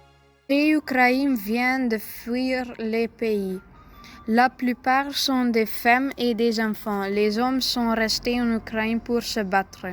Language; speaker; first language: French; non-native, learner; Dutch